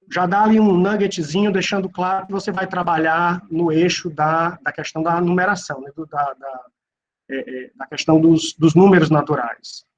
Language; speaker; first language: Portuguese; native; Portuguese